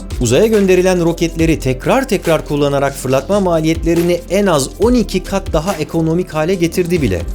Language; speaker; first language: Turkish; native; Turkish